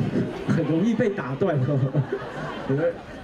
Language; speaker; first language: Chinese; native; Chinese